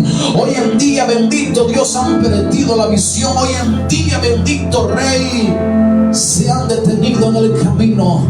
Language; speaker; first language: Spanish; native; Spanish